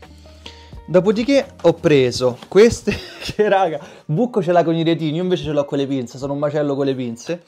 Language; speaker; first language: Italian; native; Italian